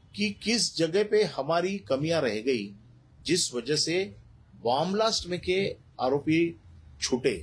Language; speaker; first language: Hindi; non-native, local second language; Marathi